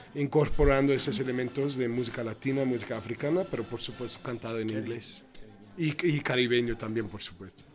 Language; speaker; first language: Spanish; non-native, fluent; English